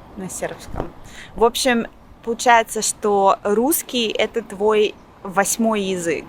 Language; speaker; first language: Russian; native; Russian